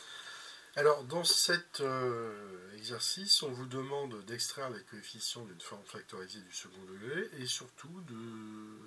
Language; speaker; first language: French; native; French